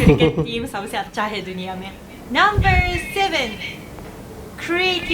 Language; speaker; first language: Hindi; non-native, fluent; Japanese